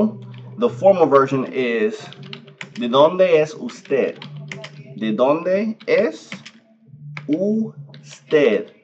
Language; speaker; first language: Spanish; non-native, fluent; English